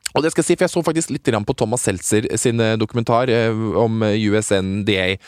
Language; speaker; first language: Norwegian; native; Norwegian